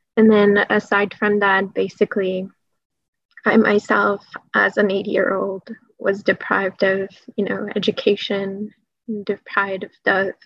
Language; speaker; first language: English; early bilingual, other home language; Persian